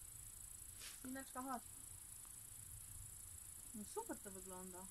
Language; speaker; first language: Polish; native; Polish